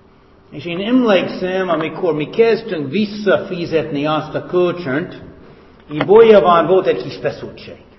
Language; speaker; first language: Hungarian; non-native, fluent; English